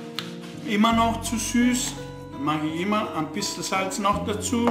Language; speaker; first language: German; non-native, fluent; Italian